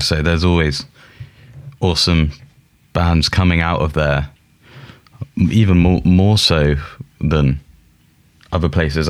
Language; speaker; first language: English; native; English